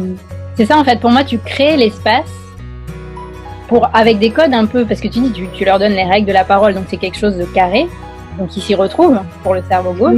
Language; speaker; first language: French; native; French